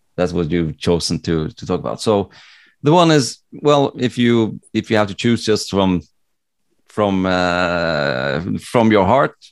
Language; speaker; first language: English; non-native, fluent; Norwegian